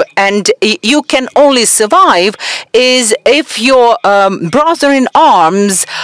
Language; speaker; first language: English; non-native, fluent; Persian